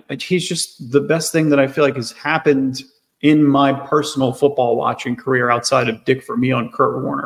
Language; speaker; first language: English; native; English